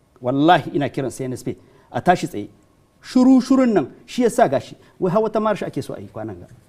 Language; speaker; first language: Hausa; non-native, local second language; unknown